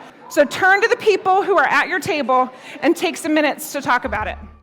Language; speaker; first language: English; native; English